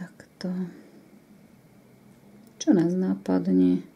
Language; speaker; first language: Slovak; native; Slovak